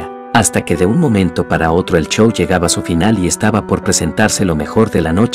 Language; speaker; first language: Spanish; native; Spanish